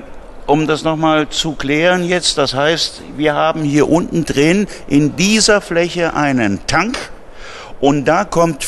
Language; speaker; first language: German; native; German